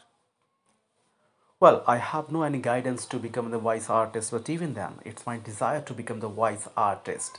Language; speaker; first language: English; non-native, local second language; Hindi